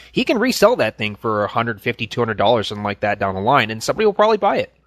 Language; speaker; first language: English; native; English